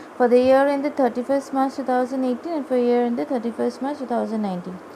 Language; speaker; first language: English; non-native, local second language; Bangla